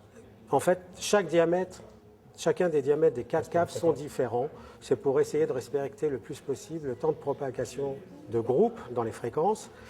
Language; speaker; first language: French; native; French